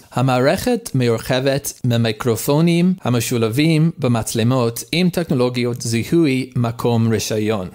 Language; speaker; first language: Hebrew; non-native, learner; English